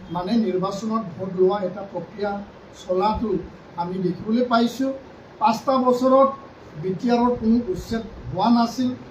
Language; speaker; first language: Assamese; non-native, local second language; Bodo